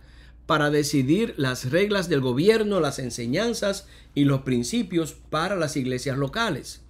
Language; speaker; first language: Spanish; native; Spanish